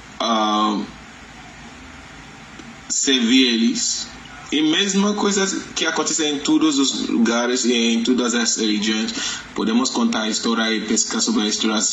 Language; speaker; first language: Portuguese; non-native, learner; Yoruba